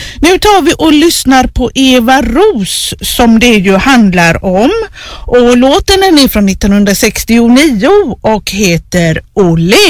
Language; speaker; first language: Swedish; native; Swedish